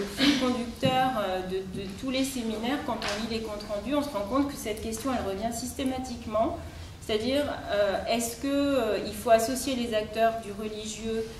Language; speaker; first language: French; native; French